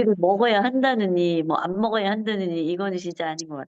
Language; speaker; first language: Korean; native; Korean